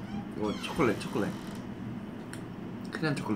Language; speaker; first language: Korean; non-native, fluent; English